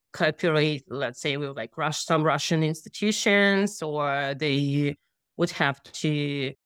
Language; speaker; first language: English; non-native, fluent; Russian